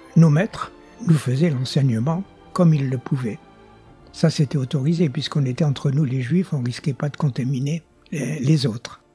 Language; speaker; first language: French; native; French